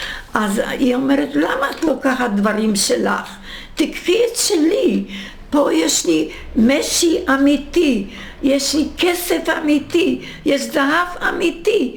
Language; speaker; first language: Hebrew; non-native, fluent; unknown